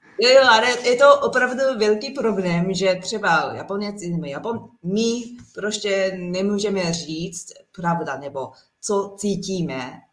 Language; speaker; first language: Czech; non-native, learner; Japanese